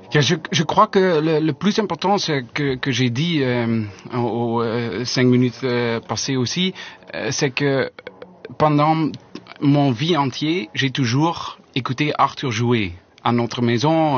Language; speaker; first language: French; non-native, learner; Dutch